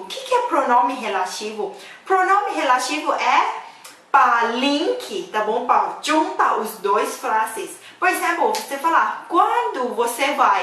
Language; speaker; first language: Portuguese; non-native, fluent; Thai